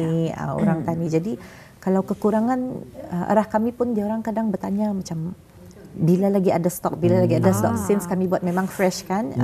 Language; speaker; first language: Malay; native; Malay